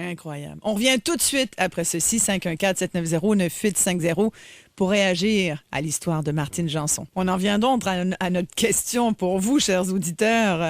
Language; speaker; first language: French; native; French